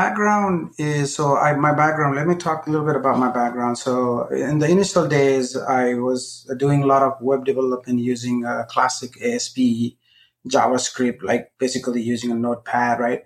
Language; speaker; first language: English; non-native, local second language; Nepali